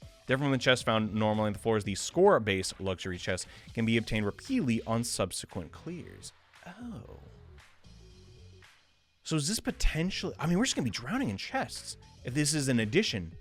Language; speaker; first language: English; native; English